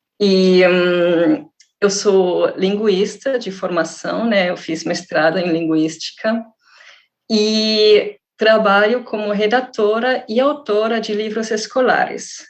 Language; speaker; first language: Portuguese; non-native, fluent; German